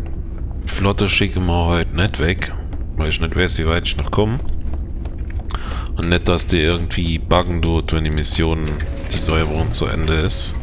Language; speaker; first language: German; native; German